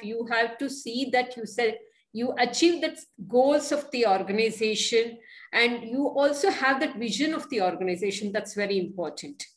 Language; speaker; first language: English; non-native, local second language; Kannada